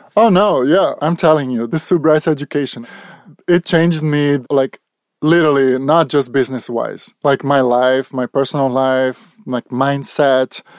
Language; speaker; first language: English; non-native, fluent; Portuguese